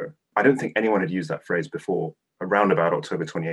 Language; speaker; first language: English; non-native, local second language; Cantonese